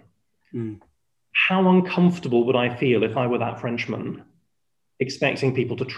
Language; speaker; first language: English; non-native, fluent; Spanish